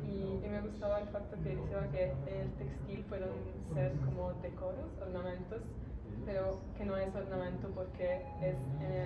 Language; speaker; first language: Spanish; non-native, fluent; Italian